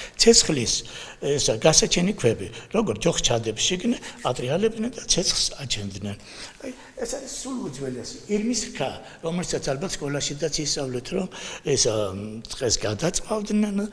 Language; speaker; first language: Georgian; native; Georgian